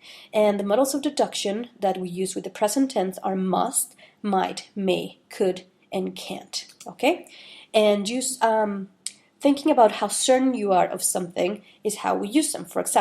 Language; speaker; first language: English; non-native, fluent; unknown